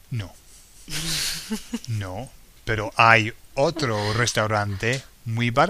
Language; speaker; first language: Spanish; non-native, fluent; English